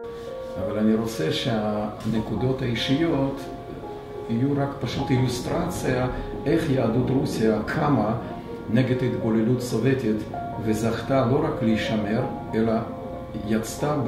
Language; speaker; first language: Hebrew; non-native, fluent; Russian